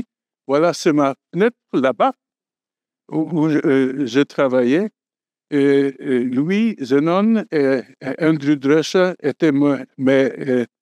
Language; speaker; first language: French; non-native, fluent; Polish